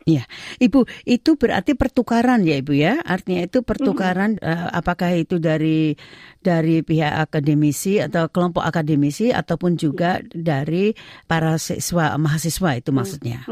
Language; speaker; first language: Indonesian; native; Indonesian